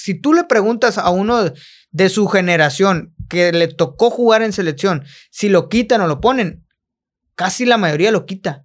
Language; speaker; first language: Spanish; native; Spanish